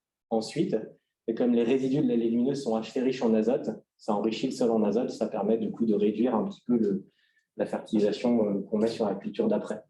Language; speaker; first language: French; native; French